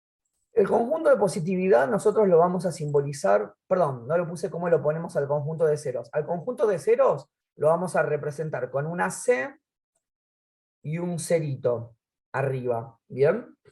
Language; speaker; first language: Spanish; native; Spanish